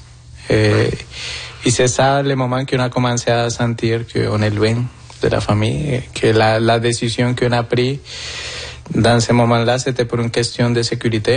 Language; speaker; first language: French; non-native, fluent; Spanish